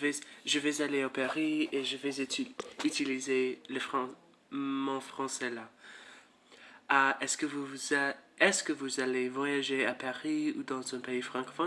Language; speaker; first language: French; non-native, learner; English